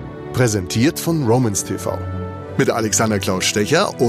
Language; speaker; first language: German; native; German